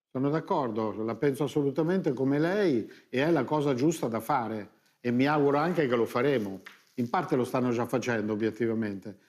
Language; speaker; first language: Italian; native; Italian